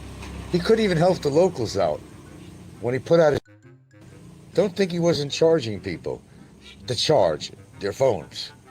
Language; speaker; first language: English; native; English